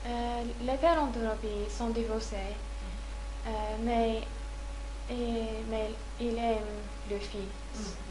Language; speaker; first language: French; non-native, learner; English